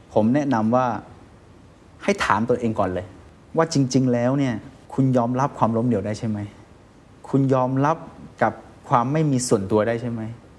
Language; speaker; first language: Thai; non-native, fluent; Chinese